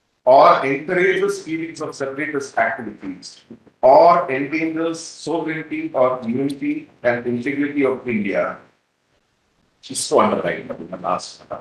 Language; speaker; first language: English; non-native, local second language; Hindi